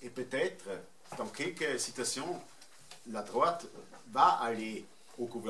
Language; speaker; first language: French; non-native, fluent; German